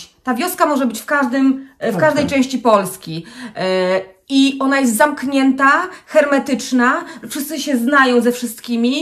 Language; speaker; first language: Polish; native; Polish